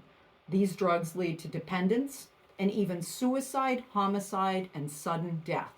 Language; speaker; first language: English; native; English